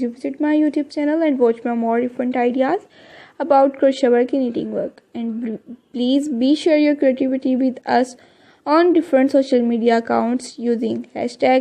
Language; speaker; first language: English; non-native, learner; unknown